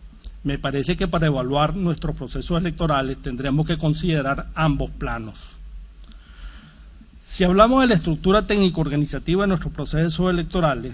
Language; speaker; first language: Spanish; native; Spanish